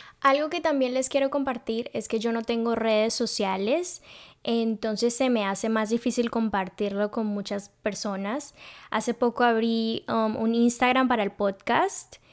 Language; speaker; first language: Spanish; native; Spanish